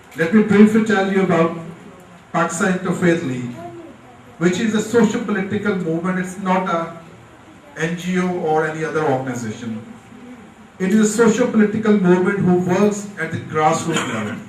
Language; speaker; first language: English; non-native, local second language; Urdu